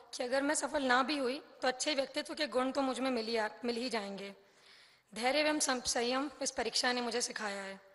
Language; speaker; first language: Hindi; native; Hindi